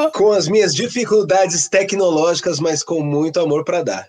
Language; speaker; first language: Portuguese; native; Portuguese